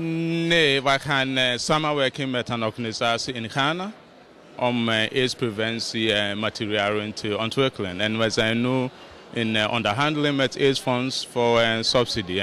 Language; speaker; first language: Dutch; non-native, fluent; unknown